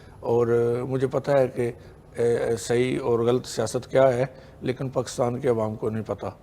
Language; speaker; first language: Urdu; non-native, local second language; Punjabi